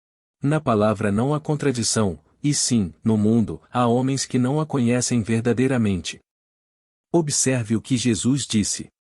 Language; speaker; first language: Portuguese; native; Portuguese